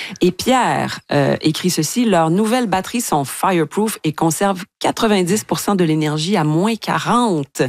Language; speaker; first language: French; native; French